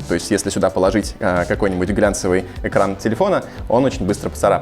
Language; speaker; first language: Russian; native; Russian